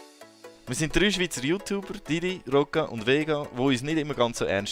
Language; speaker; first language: German; native; German